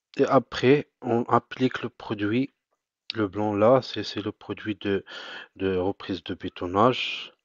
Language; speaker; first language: French; non-native, local second language; Arabic